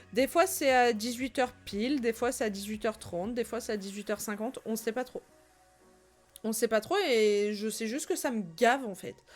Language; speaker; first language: French; native; French